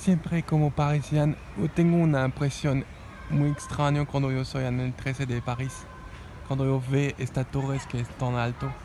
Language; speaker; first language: Spanish; non-native, fluent; French